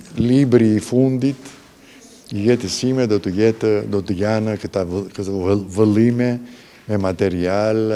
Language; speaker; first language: Albanian; non-native, fluent; Greek